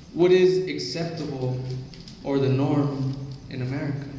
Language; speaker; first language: English; native; English